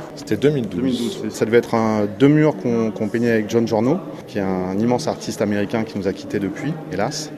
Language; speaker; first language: French; native; French